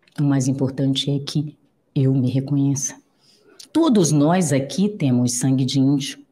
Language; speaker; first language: Portuguese; native; Portuguese